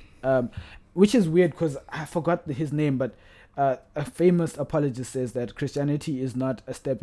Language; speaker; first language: English; non-native, local second language; Northern Sotho